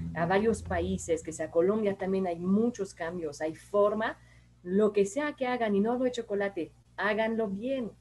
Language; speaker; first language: Spanish; non-native, fluent; French